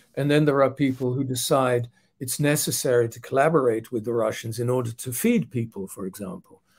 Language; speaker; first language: English; non-native, fluent; Dutch